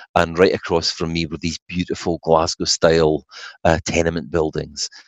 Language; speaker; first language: English; native; English